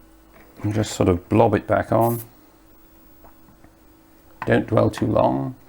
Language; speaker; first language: English; native; English